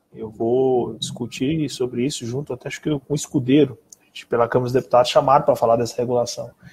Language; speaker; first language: Portuguese; native; Portuguese